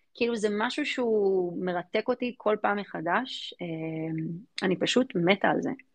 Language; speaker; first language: Hebrew; early bilingual, other home language; English